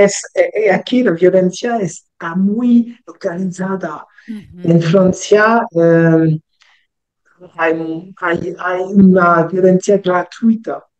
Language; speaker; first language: Spanish; non-native, learner; French